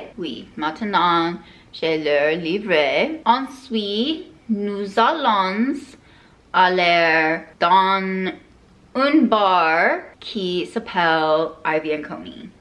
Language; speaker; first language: French; non-native, learner; English